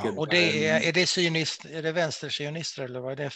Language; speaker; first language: Swedish; native; Swedish